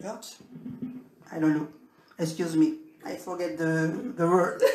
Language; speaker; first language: English; non-native, learner; French